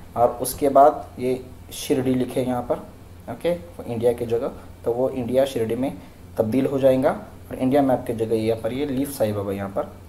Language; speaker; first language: Hindi; non-native, local second language; Marathi